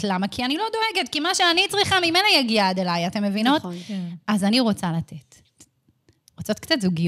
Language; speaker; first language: Hebrew; native; Hebrew